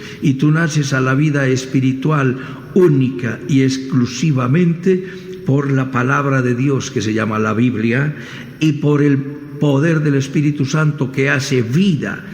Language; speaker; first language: Spanish; native; Spanish